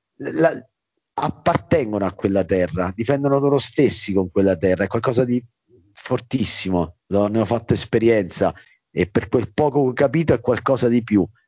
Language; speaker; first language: Italian; native; Italian